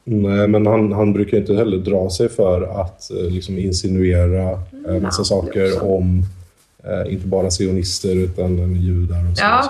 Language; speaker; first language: Swedish; native; Swedish